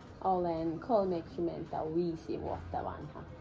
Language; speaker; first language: Finnish; non-native, learner; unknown